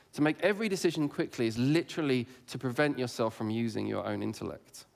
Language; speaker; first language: English; native; English